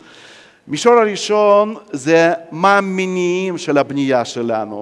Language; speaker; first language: Hebrew; non-native, fluent; Russian